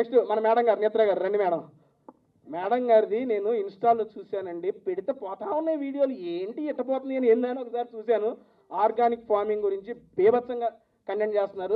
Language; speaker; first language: Telugu; native; Telugu